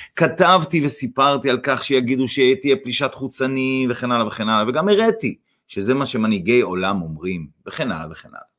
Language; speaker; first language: Hebrew; non-native, fluent; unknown